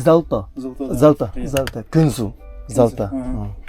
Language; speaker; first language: Russian; non-native, learner; Korean